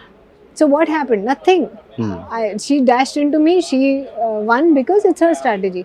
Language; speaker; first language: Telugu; non-native, learner; Hindi